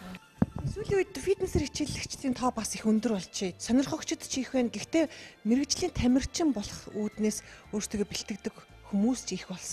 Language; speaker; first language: Mongolian; native; Mongolian